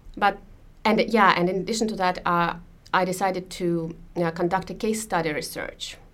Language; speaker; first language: English; non-native, fluent; Russian